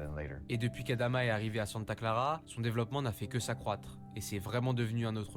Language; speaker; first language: French; native; French